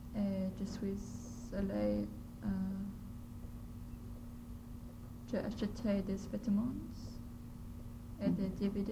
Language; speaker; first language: French; non-native, learner; English